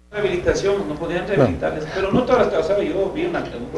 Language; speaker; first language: Spanish; native; Spanish